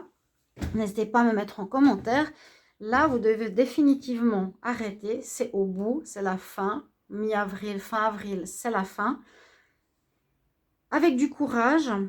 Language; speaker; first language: French; native; French